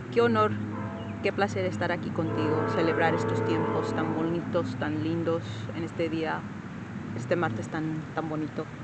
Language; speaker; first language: Spanish; early bilingual, other home language; English